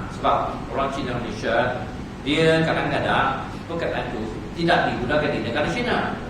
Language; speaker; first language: Malay; non-native, local second language; Chinese